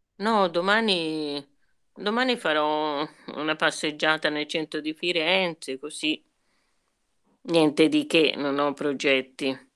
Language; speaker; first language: Italian; native; Italian